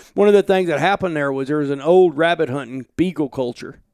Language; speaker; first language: English; native; English